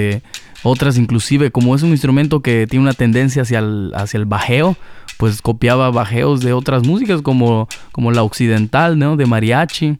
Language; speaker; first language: Spanish; native; Spanish